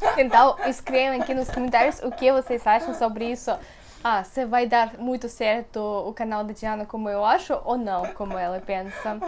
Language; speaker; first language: Portuguese; non-native, fluent; Russian